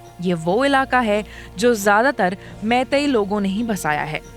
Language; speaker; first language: Hindi; native; Hindi